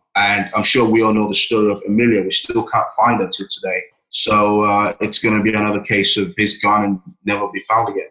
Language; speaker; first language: English; non-native, local second language; Yoruba